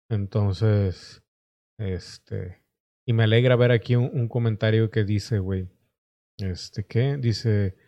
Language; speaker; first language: Spanish; native; Spanish